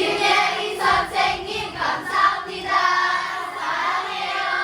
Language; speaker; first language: Korean; non-native, learner; Filipino